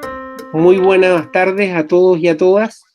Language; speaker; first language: Spanish; native; Spanish